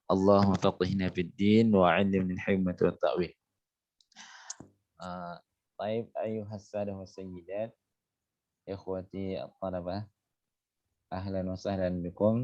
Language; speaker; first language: Arabic; non-native, fluent; Indonesian